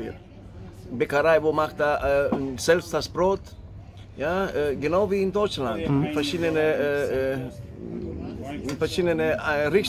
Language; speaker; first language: German; non-native, learner; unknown